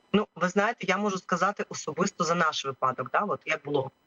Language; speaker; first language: Ukrainian; native; Ukrainian